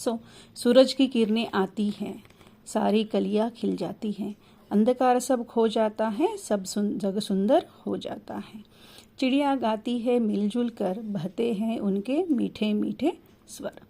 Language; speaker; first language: Hindi; non-native, local second language; Telugu